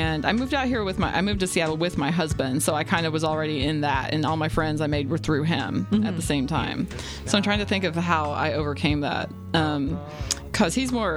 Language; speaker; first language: English; native; English